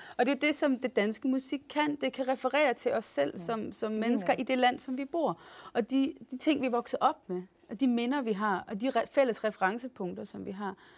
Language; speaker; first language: Danish; non-native, fluent; English